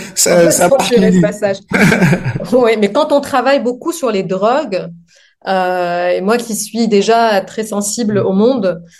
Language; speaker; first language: French; non-native, local second language; Arabic